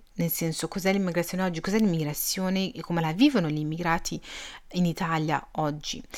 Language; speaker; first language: Italian; early bilingual, other home language; Arabic